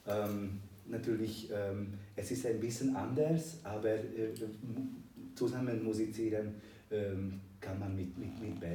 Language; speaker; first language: German; non-native, fluent; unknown